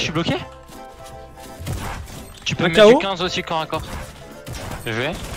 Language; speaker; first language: French; native; French